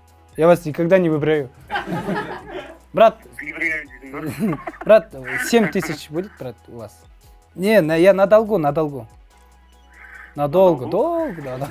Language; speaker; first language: Russian; non-native, learner; Kazakh